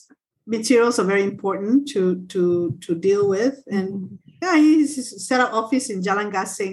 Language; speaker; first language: English; non-native, local second language; Malay